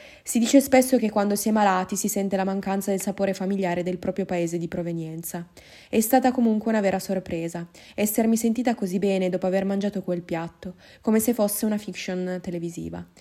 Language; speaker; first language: Italian; non-native, fluent; Japanese